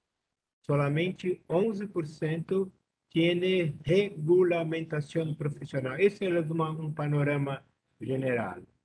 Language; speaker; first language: Spanish; non-native, learner; Portuguese